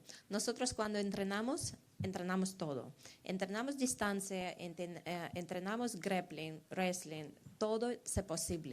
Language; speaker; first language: Spanish; non-native, learner; Russian